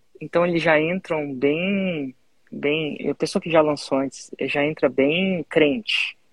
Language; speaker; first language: Portuguese; native; Portuguese